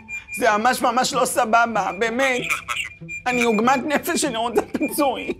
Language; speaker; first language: Hebrew; native; Hebrew